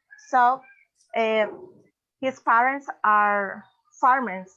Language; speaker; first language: English; non-native, learner; Spanish